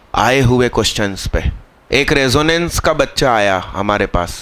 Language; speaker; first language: Hindi; non-native, local second language; Gujarati